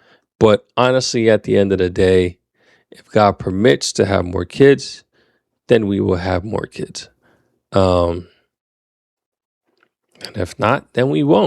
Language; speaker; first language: English; native; English